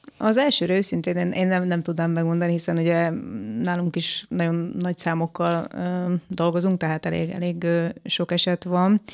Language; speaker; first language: Hungarian; native; Hungarian